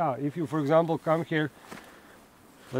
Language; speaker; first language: English; non-native, learner; Latvian